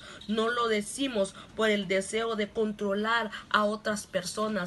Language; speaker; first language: Spanish; non-native, local second language; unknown